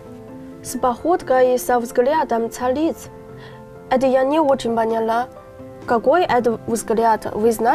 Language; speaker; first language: Russian; non-native, fluent; Chinese